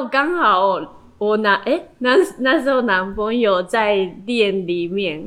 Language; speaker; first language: Chinese; non-native, learner; Japanese